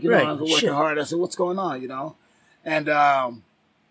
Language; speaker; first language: English; native; English